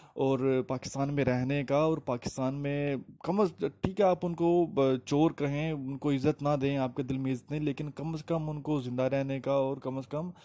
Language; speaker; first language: Urdu; native; Urdu